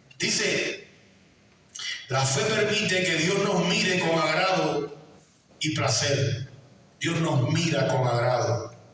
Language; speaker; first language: Spanish; native; Spanish